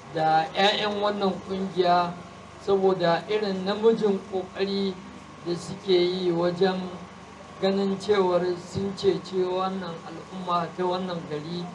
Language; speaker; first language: Hausa; native; Hausa